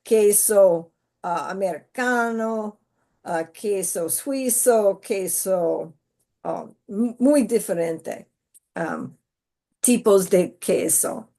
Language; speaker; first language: Spanish; non-native, learner; English